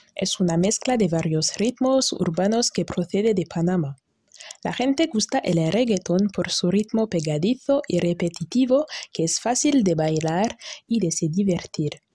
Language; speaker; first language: Spanish; non-native, learner; French